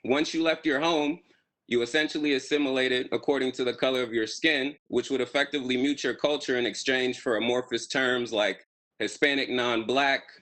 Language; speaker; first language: English; native; English